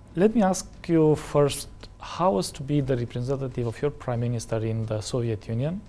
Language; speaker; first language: English; non-native, fluent; Romanian